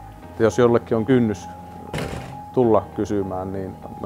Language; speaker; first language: Finnish; native; Finnish